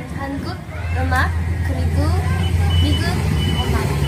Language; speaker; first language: Korean; non-native, learner; Cebuano